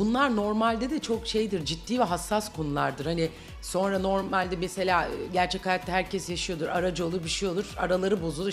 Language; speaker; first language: Turkish; native; Turkish